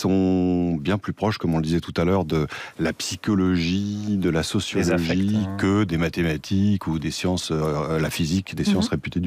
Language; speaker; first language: French; native; French